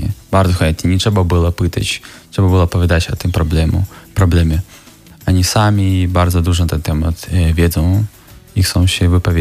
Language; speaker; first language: Polish; non-native, fluent; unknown